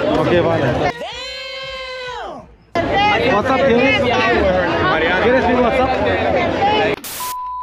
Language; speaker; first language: Spanish; non-native, learner; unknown